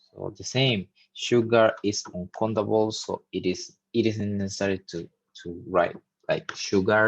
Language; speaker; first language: English; non-native, fluent; Spanish